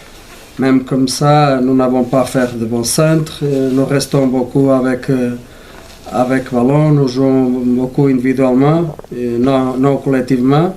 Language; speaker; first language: French; non-native, learner; Portuguese